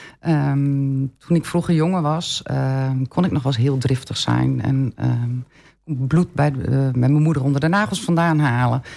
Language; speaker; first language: Dutch; native; Dutch